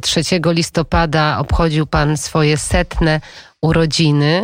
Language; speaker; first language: Polish; native; Polish